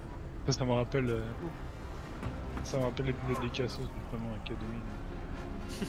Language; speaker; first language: French; native; French